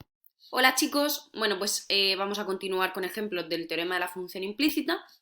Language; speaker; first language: Spanish; native; Spanish